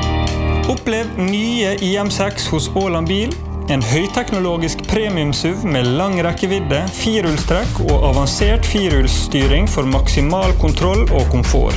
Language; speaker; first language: Norwegian; native; Norwegian